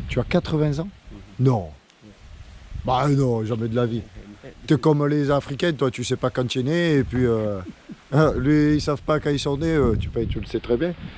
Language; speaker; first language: French; native; French